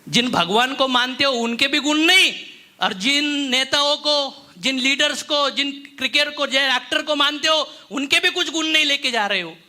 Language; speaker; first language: Hindi; non-native, local second language; Marathi